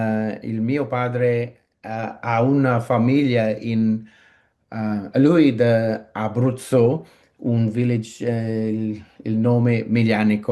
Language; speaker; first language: Italian; non-native, learner; English